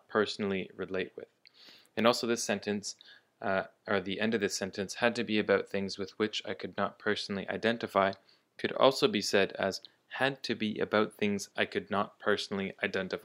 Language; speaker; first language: English; native; English